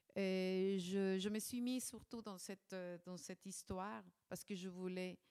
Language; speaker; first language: French; non-native, fluent; Spanish